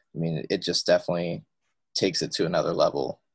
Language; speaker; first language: English; native; English